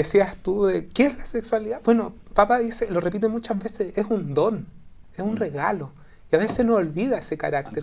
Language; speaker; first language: Spanish; native; Spanish